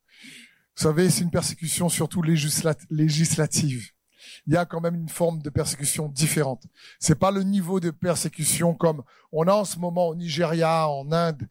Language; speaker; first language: French; native; French